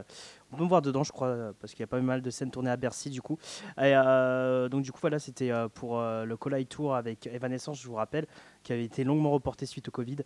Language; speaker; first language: French; native; French